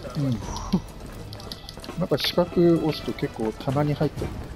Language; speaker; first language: Japanese; native; Japanese